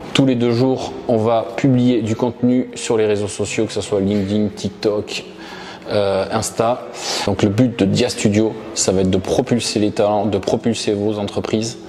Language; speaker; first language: French; native; French